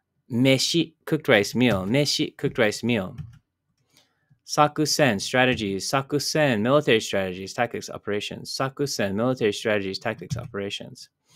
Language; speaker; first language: English; native; English